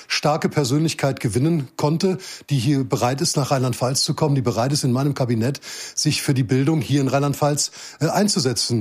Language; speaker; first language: German; native; German